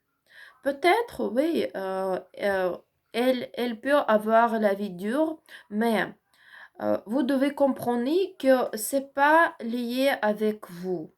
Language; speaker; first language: French; non-native, learner; Ukrainian